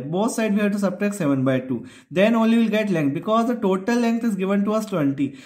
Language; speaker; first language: English; non-native, local second language; Hindi